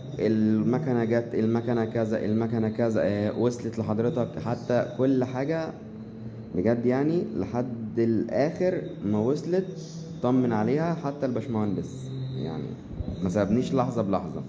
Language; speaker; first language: Arabic; native; Arabic